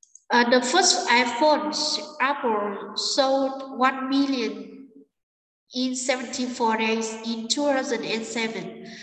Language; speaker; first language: English; non-native, fluent; Vietnamese